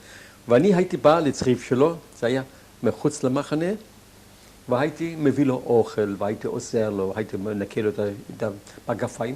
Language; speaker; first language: Hebrew; non-native, fluent; German